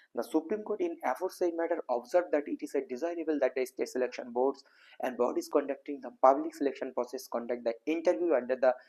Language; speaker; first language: English; non-native, local second language; Bangla